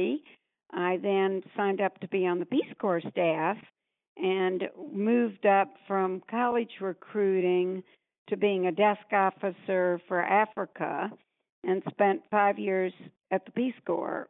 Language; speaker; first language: English; native; English